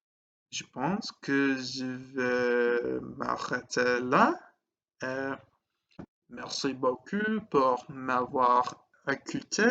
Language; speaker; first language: French; non-native, learner; English